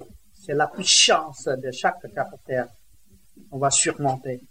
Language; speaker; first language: French; non-native, learner; Vietnamese